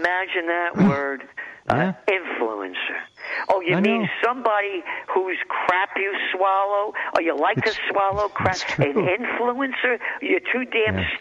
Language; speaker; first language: English; native; English